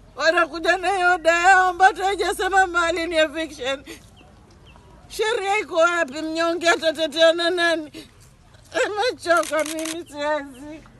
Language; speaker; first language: Swahili; native; Swahili